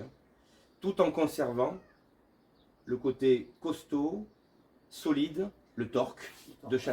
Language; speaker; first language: French; native; French